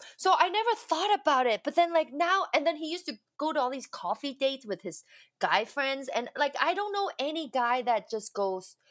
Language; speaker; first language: English; non-native, local second language; Cantonese